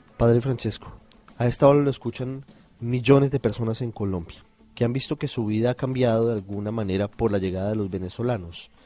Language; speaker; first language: Spanish; native; Spanish